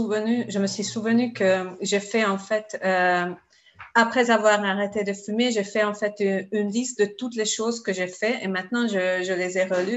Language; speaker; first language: French; non-native, fluent; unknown